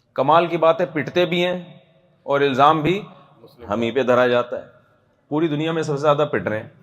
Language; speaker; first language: Urdu; native; Urdu